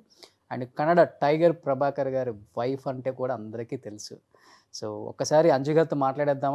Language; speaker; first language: Telugu; native; Telugu